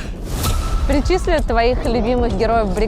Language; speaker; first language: Russian; native; Russian